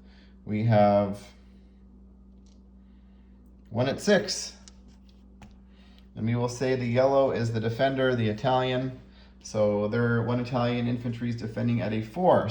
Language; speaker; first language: English; native; English